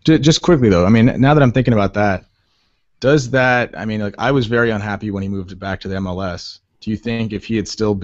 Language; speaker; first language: English; native; English